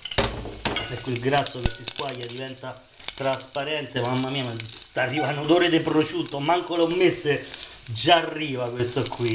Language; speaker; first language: Italian; native; Italian